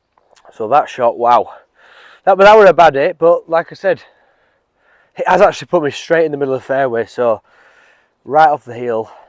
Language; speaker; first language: English; native; English